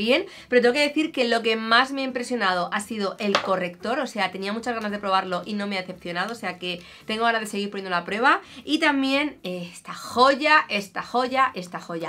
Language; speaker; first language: Spanish; native; Spanish